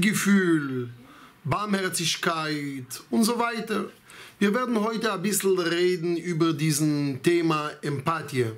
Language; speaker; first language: German; non-native, fluent; Hebrew